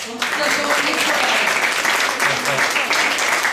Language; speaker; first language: German; non-native, fluent; Slovenian